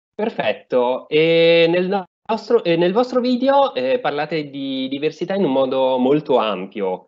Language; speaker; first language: Italian; native; Italian